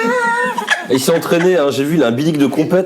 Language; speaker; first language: French; native; French